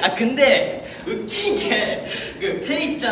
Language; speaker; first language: Korean; non-native, fluent; Japanese